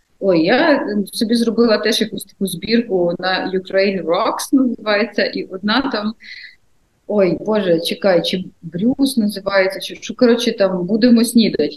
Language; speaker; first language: Ukrainian; native; Ukrainian